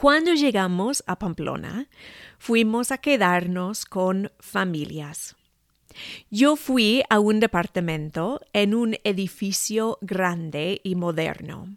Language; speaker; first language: Spanish; non-native, fluent; English